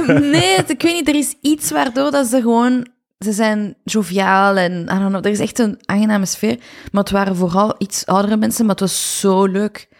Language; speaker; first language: Dutch; early bilingual, other home language; Persian